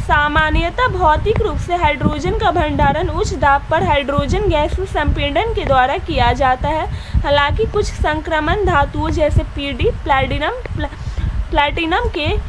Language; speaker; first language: Hindi; native; Hindi